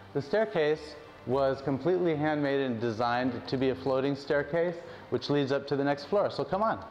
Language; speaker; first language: English; native; English